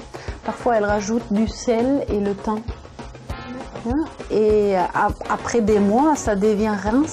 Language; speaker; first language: French; non-native, fluent; German